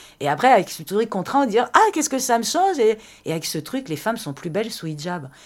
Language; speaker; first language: French; early bilingual, other home language; Persian